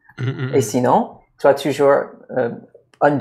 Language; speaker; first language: French; non-native, learner; English